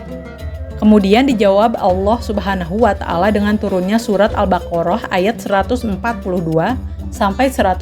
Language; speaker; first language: Indonesian; native; Indonesian